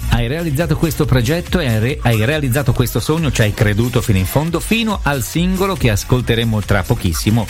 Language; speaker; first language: Italian; native; Italian